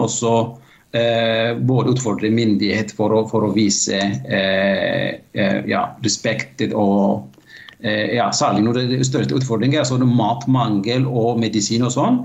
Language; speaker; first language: Norwegian; non-native, fluent; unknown